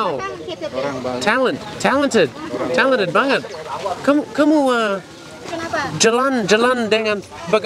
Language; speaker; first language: Indonesian; non-native, learner; English